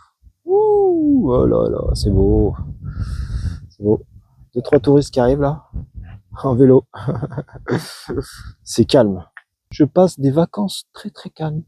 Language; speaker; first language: French; native; French